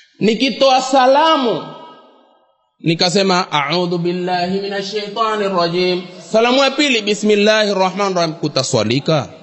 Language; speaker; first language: Swahili; native; Swahili